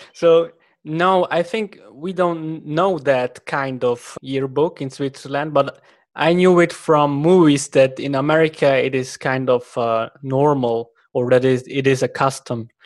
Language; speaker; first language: English; non-native, fluent; German